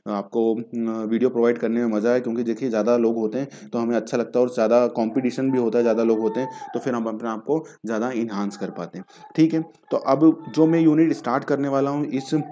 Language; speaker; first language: Hindi; native; Hindi